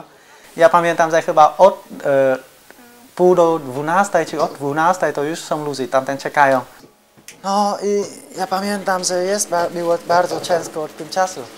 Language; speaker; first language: Polish; non-native, learner; Vietnamese